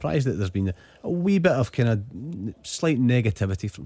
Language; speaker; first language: English; native; English